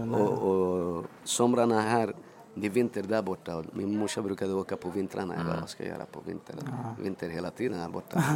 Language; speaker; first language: Swedish; early bilingual, other home language; Spanish